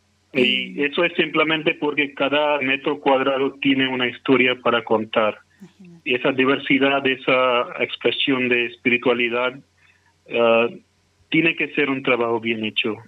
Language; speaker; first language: Spanish; non-native, fluent; Hindi